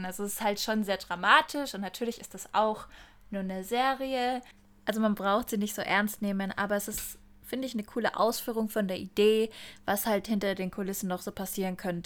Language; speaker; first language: German; native; German